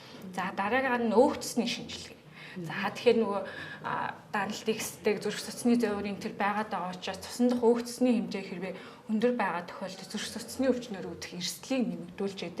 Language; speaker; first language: Mongolian; native; Mongolian